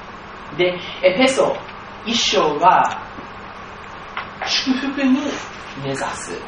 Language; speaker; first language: Japanese; non-native, fluent; English